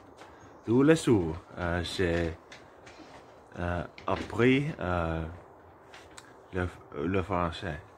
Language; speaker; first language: French; non-native, learner; Finnish